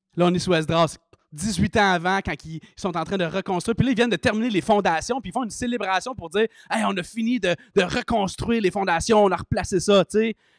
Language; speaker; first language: French; native; French